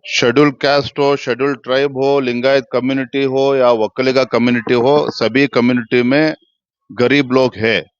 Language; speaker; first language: Hindi; non-native, local second language; Kannada